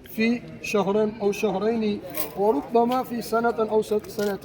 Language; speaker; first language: Arabic; non-native, learner; Urdu